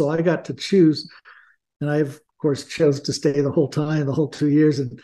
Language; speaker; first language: English; native; English